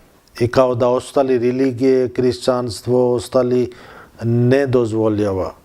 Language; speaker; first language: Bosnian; non-native, learner; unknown